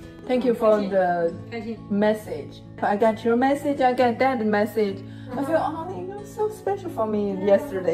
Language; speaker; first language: English; non-native, learner; Chinese